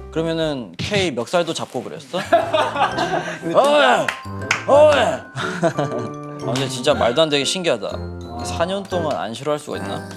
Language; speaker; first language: Korean; native; Korean